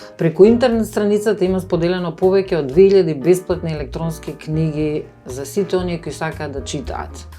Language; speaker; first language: Macedonian; native; Macedonian